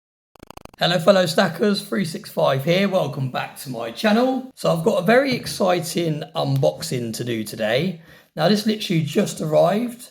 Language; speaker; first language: English; native; English